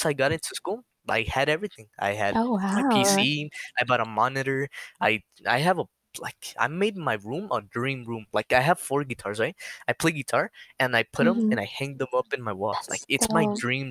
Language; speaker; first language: English; native; English